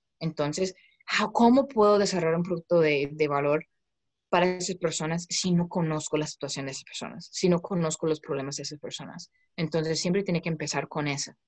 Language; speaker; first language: Spanish; non-native, fluent; English